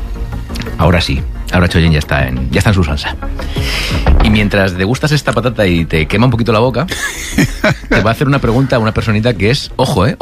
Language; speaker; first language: Spanish; native; Spanish